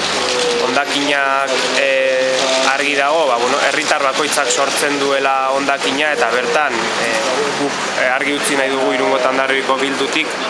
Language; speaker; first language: Basque; native; Basque